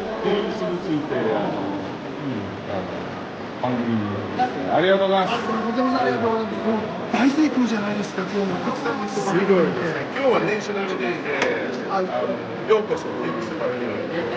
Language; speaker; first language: Japanese; non-native, learner; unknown